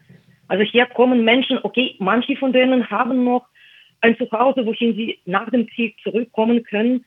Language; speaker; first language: German; non-native, fluent; Russian